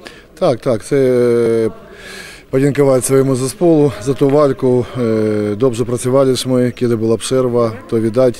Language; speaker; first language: Polish; non-native, learner; Ukrainian